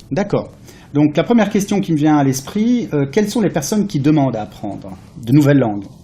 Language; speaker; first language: French; native; French